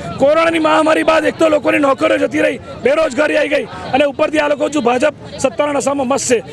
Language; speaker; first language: Gujarati; native; Gujarati